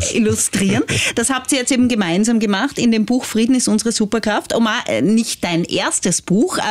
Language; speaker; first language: German; native; German